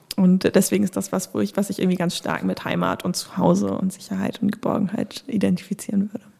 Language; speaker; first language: German; native; German